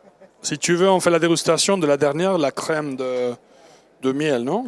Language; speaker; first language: French; non-native, learner; Spanish